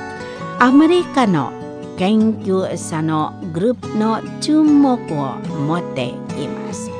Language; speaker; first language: Japanese; non-native, fluent; Indonesian